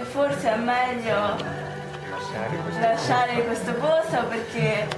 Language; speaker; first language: Italian; non-native, fluent; Malagasy